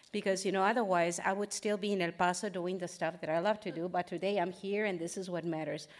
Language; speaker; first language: English; early bilingual, other home language; Spanish